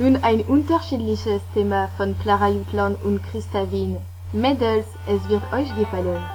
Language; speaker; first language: German; non-native, learner; French